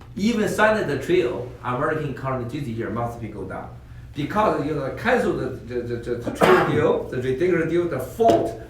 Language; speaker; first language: English; non-native, learner; Chinese